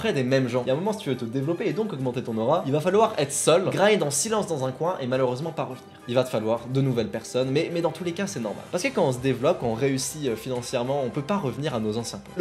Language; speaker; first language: French; native; French